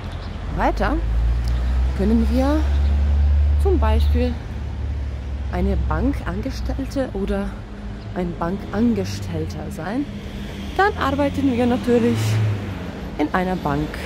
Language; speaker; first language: German; non-native, fluent; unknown